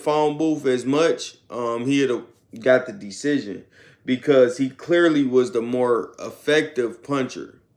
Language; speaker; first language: English; native; English